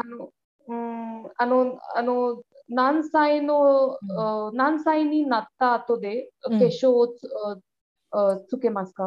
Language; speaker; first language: Japanese; non-native, learner; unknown